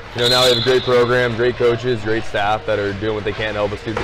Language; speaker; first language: English; native; English